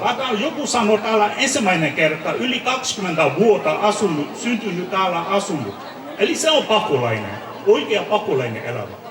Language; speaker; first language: Finnish; non-native, fluent; Burmese